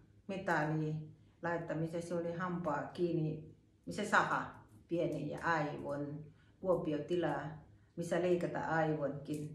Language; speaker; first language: Finnish; non-native, learner; Thai